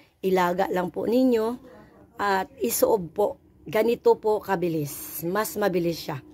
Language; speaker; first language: Filipino; non-native, local second language; Cebuano